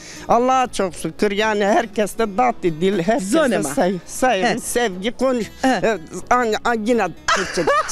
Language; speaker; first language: Turkish; non-native, local second language; Zaza